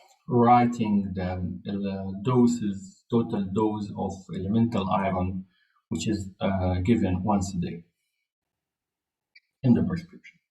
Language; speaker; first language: English; non-native, fluent; Arabic